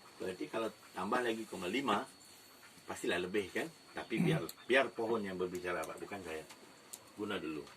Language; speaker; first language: Malay; native; Malay